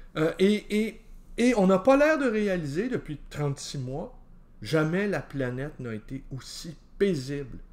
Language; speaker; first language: French; native; French